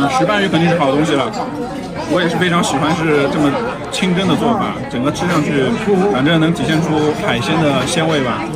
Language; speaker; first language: Chinese; native; Chinese